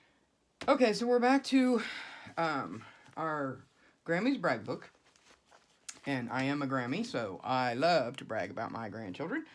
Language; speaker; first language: English; native; English